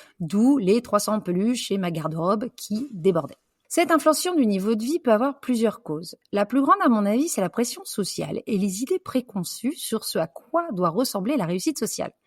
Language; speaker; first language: French; native; French